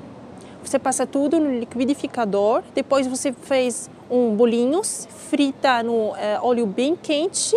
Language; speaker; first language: Portuguese; non-native, learner; Arabic